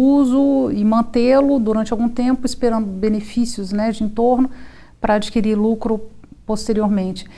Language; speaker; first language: Portuguese; native; Portuguese